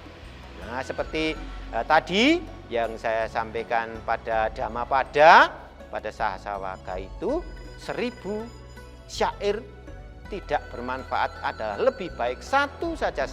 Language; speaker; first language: Indonesian; native; Indonesian